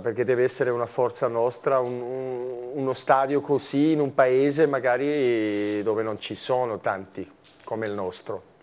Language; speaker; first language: Italian; non-native, fluent; German